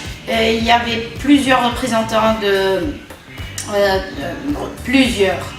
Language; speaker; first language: French; non-native, local second language; Arabic